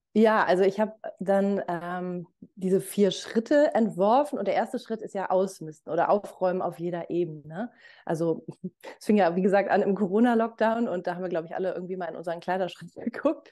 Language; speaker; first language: German; native; German